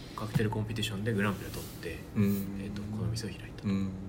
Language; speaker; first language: Japanese; native; Japanese